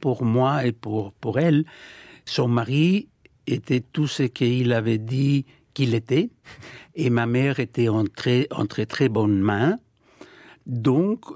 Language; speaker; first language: French; non-native, fluent; Spanish